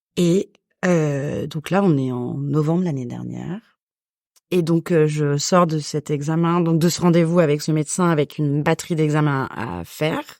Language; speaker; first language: French; native; French